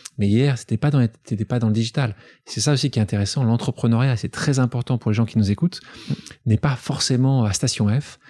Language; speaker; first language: French; native; French